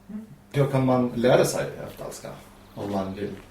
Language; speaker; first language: Swedish; non-native, learner; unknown